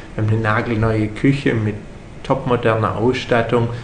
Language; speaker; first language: German; native; German